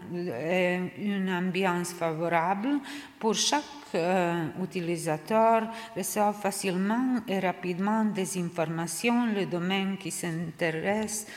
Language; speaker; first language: French; non-native, learner; Serbian